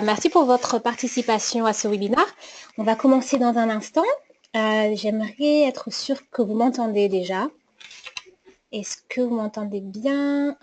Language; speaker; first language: French; native; French